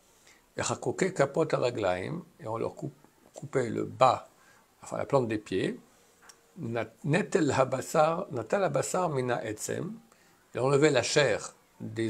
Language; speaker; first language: French; native; French